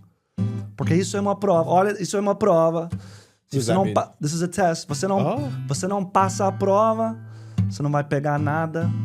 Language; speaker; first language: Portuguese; non-native, learner; English